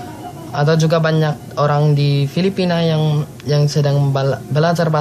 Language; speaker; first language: Indonesian; non-native, learner; Filipino